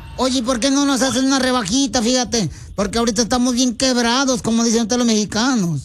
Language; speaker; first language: Spanish; native; Spanish